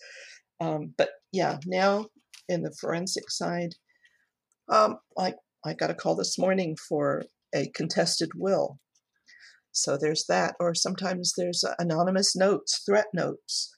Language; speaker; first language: English; native; English